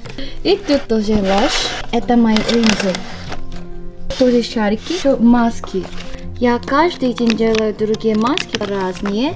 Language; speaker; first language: Russian; non-native, learner; Korean